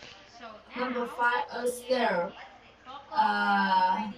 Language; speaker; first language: English; non-native, learner; Vietnamese